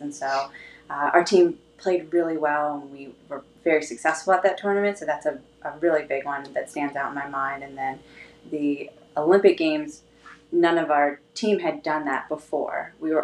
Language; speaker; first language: English; native; English